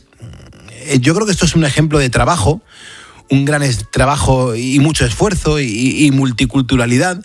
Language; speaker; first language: Spanish; native; Spanish